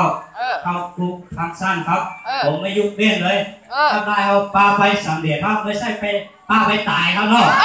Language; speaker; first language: Thai; non-native, local second language; Shan